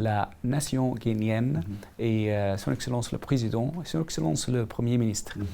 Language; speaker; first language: French; non-native, learner; Arabic